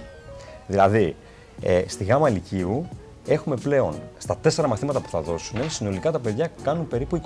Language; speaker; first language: Greek; native; Greek